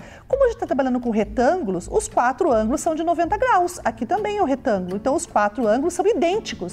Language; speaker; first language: Portuguese; native; Portuguese